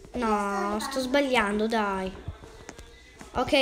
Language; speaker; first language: Italian; native; Italian